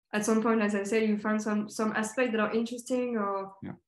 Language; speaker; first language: English; non-native, fluent; French